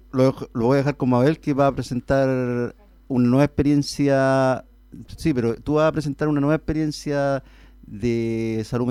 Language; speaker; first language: Spanish; native; Spanish